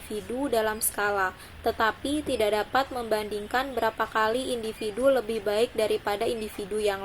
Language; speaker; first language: Indonesian; native; Indonesian